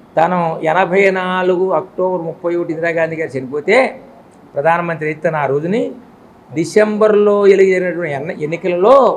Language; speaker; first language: Telugu; native; Telugu